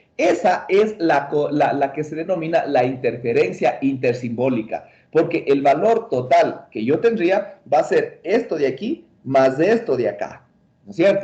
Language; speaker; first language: Spanish; native; Spanish